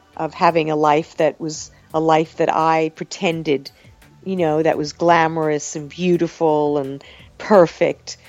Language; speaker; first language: English; native; English